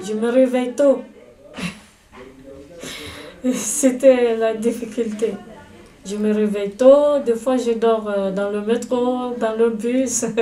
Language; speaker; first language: French; non-native, fluent; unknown